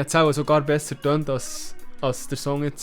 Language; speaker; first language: German; native; German